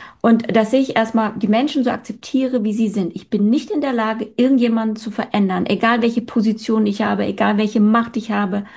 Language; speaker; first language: German; early bilingual, other home language; Turkish